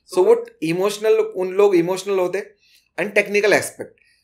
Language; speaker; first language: Hindi; non-native, local second language; Marathi